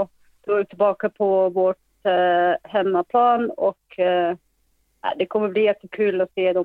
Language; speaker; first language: Swedish; non-native, fluent; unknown